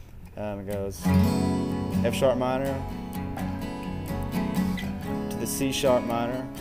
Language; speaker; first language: English; native; English